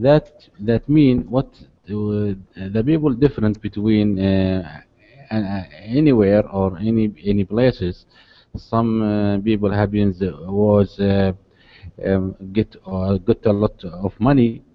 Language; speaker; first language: English; non-native, learner; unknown